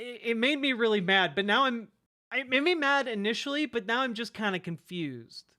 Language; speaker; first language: English; native; English